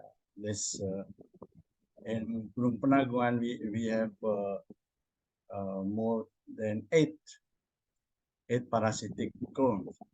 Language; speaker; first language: English; non-native, learner; Indonesian